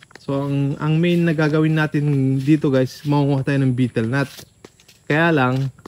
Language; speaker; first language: Filipino; non-native, local second language; Iloko